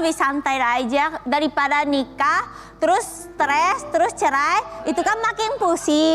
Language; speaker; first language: Indonesian; non-native, fluent; Japanese